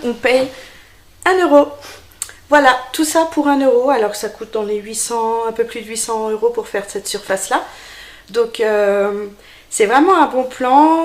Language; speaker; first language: French; native; French